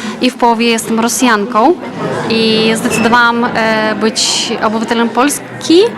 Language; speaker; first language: Polish; non-native, fluent; Russian